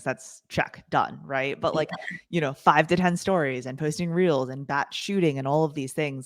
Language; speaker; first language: English; native; English